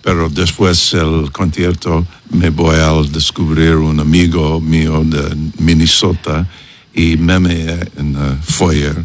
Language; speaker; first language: Spanish; non-native, learner; English